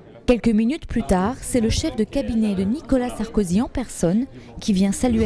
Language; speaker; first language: French; native; French